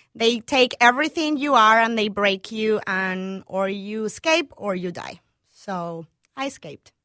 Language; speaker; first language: English; non-native, fluent; Spanish